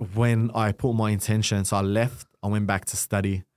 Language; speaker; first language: English; native; English